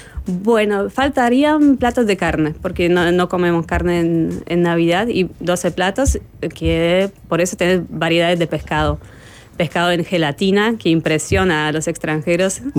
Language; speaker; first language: Spanish; non-native, fluent; Polish